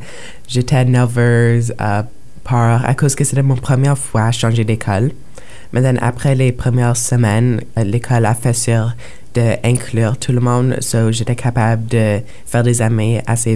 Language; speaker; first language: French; non-native, local second language; English